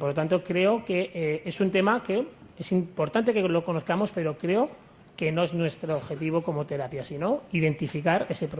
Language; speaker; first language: Spanish; native; Spanish